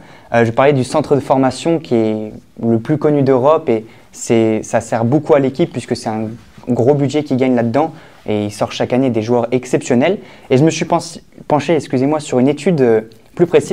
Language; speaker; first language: French; native; French